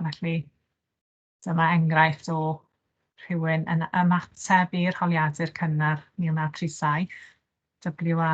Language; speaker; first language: Welsh; native; Welsh